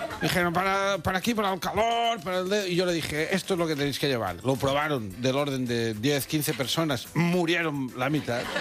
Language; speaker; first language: Spanish; native; Spanish